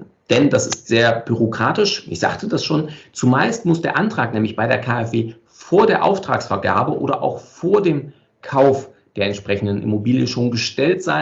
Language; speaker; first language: German; native; German